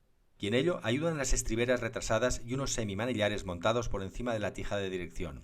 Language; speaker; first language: Spanish; native; Spanish